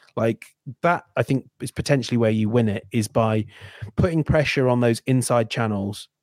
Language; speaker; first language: English; native; English